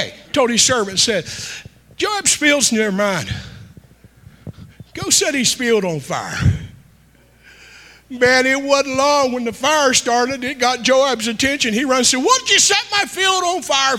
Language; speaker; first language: English; native; English